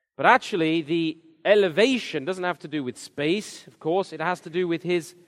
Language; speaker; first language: English; native; English